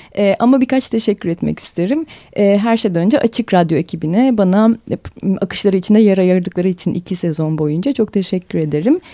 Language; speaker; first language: Turkish; native; Turkish